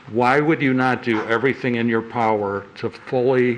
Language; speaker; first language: English; native; English